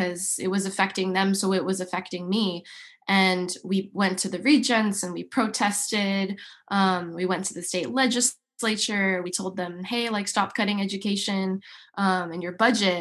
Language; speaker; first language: English; native; English